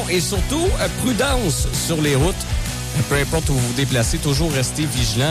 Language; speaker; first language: French; native; French